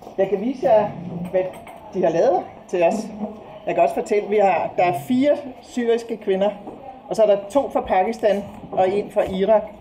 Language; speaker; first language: Danish; native; Danish